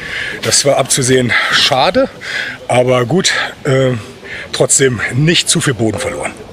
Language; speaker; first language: German; native; German